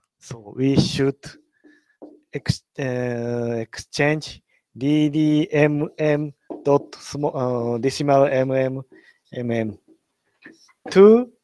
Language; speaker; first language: English; non-native, learner; Japanese